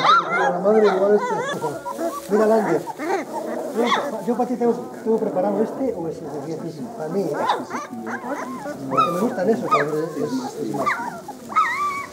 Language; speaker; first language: Spanish; native; Spanish